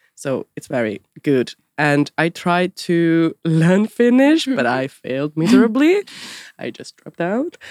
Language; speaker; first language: English; non-native, fluent; Italian